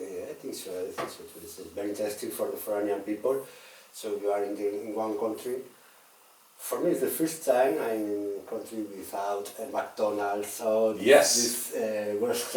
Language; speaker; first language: English; non-native, learner; Spanish